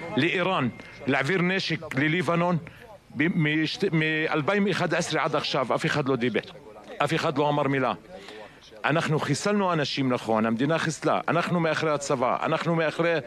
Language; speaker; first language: Hebrew; non-native, local second language; Arabic